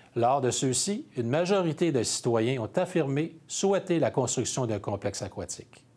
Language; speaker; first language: French; native; French